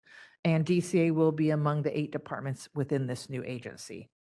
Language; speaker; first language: English; native; English